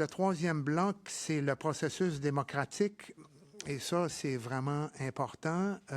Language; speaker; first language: French; native; French